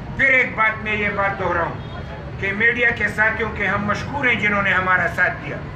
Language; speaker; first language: Urdu; non-native, local second language; Pashto